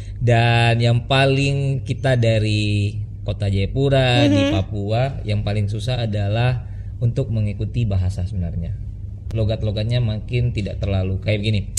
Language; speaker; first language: Indonesian; native; Indonesian